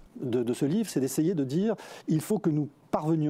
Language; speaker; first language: French; native; French